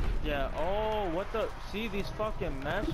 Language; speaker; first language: English; native; English